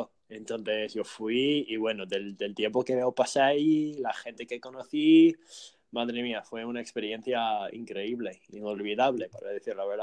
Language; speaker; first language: Spanish; non-native, fluent; English